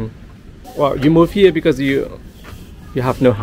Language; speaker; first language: English; non-native, fluent; Vietnamese